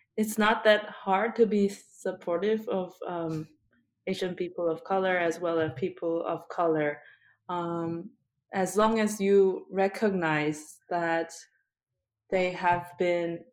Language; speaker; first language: English; early bilingual, other home language; Korean